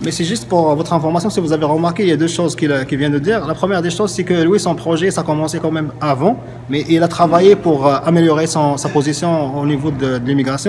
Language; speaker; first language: French; non-native, local second language; Arabic